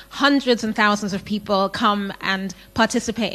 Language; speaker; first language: English; non-native, local second language; Akan